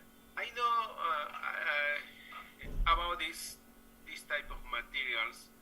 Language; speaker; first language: English; non-native, learner; Spanish